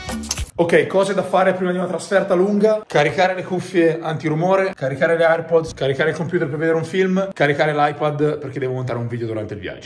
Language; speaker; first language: Italian; native; Italian